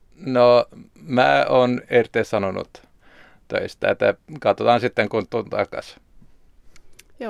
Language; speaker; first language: Finnish; non-native, local second language; Swedish